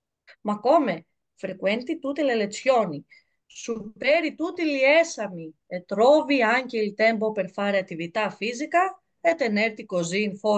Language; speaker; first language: Italian; non-native, learner; Greek